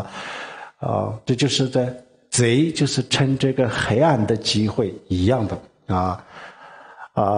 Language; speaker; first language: Chinese; non-native, local second language; Tibetan